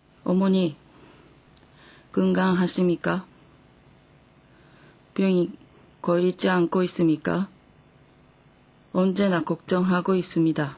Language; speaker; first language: Korean; non-native, learner; Japanese